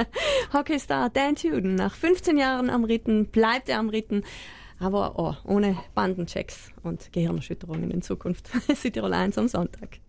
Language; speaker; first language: German; native; German